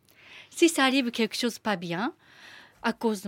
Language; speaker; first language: French; non-native, learner; Japanese